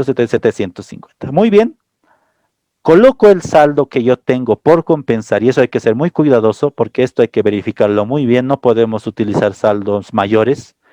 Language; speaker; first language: Spanish; native; Spanish